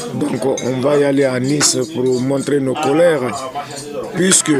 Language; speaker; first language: French; non-native, local second language; Fula